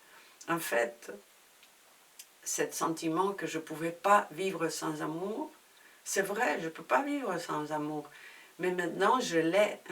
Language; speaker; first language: French; non-native, fluent; Spanish